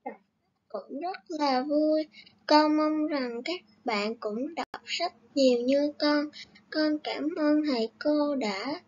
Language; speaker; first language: Vietnamese; native; Vietnamese